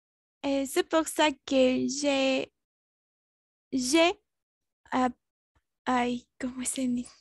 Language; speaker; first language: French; non-native, learner; Spanish